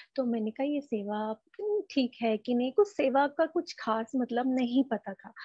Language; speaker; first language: Hindi; native; Hindi